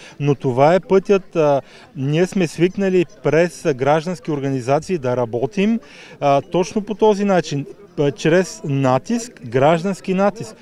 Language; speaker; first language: Bulgarian; native; Bulgarian